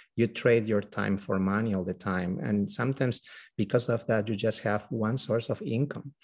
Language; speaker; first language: English; non-native, fluent; Spanish